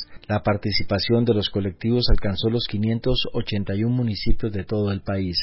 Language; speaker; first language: Spanish; native; Spanish